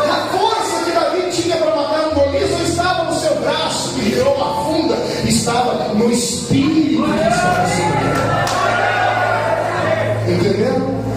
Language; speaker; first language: Portuguese; native; Portuguese